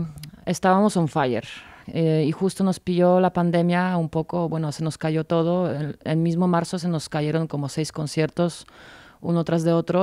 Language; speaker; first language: Spanish; non-native, fluent; Polish